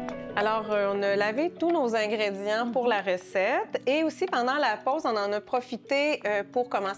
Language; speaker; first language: French; native; French